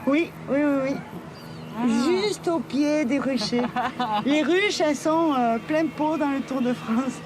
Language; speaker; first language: French; native; French